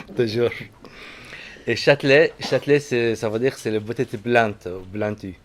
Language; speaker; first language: French; non-native, fluent; Arabic